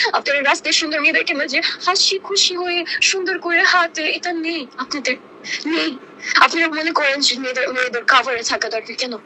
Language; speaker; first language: Bangla; non-native, fluent; Russian